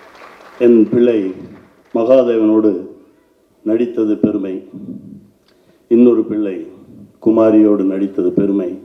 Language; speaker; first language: Tamil; native; Tamil